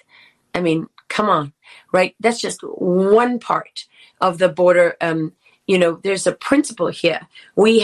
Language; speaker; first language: English; native; English